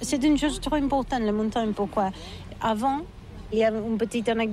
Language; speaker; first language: French; non-native, learner; Catalan